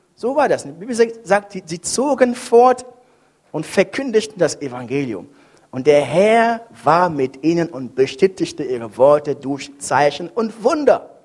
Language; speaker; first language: German; non-native, fluent; French